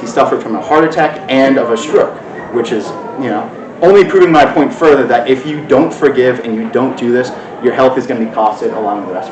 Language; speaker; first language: English; native; English